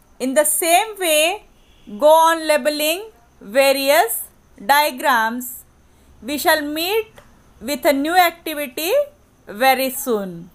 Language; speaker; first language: English; non-native, local second language; Marathi